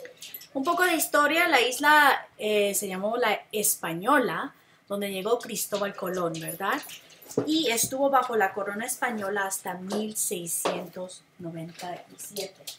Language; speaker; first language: Spanish; non-native, fluent; English